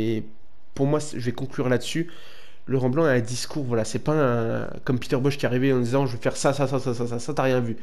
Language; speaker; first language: French; native; French